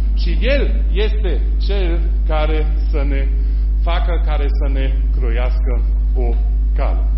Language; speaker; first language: Romanian; non-native, fluent; German